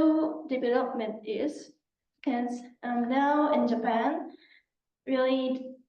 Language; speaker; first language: English; non-native, learner; Japanese